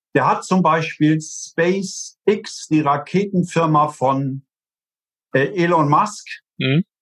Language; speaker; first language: German; native; German